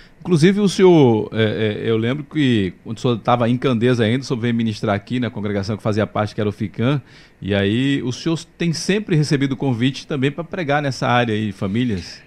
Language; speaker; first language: Portuguese; native; Portuguese